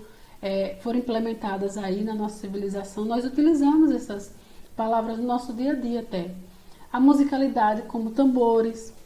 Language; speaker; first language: Portuguese; native; Portuguese